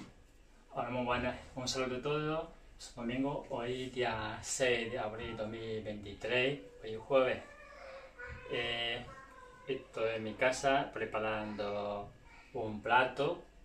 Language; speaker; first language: Spanish; non-native, learner; Chinese